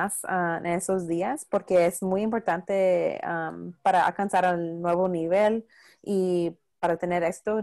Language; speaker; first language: Spanish; non-native, local second language; English